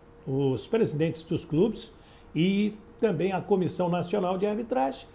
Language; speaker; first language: Portuguese; native; Portuguese